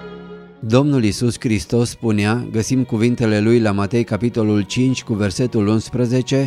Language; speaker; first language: Romanian; native; Romanian